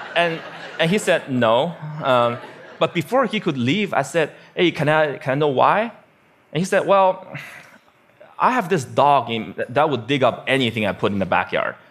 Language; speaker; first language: English; non-native, fluent; Chinese